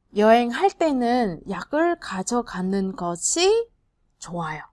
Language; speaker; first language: Korean; non-native, fluent; Vietnamese